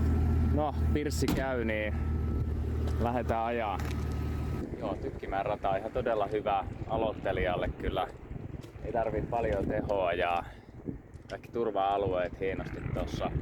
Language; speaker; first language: Finnish; native; Finnish